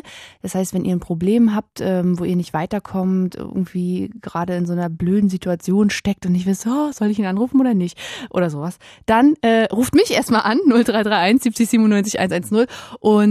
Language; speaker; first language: German; native; German